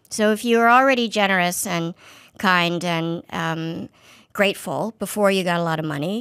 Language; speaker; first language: English; native; English